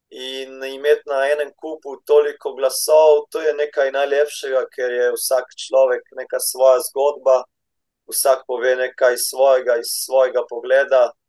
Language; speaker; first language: Slovenian; native; Slovenian